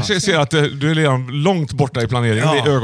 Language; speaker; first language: Swedish; native; Swedish